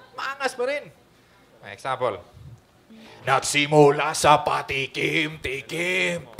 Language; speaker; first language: Filipino; non-native, local second language; Cebuano